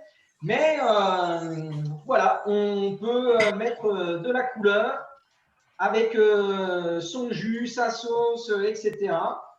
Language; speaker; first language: French; native; French